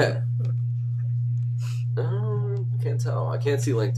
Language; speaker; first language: English; native; English